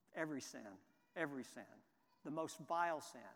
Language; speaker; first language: English; native; English